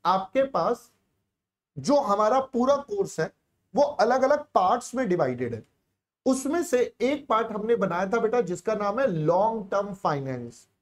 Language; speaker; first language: Hindi; native; Hindi